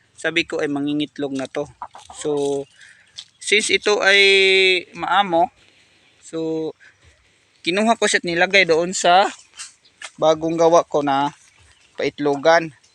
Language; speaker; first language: Filipino; non-native, local second language; Cebuano